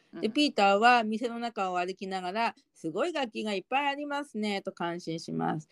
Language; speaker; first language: Japanese; native; Japanese